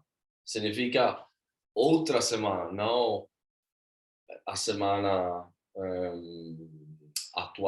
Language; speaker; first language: Portuguese; non-native, learner; Swedish